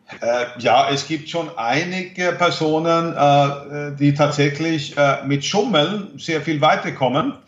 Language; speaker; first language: German; non-native, fluent; Swedish